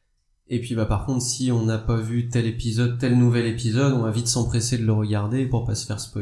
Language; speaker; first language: French; native; French